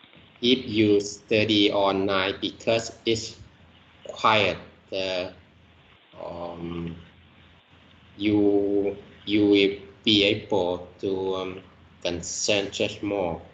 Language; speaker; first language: English; non-native, learner; Vietnamese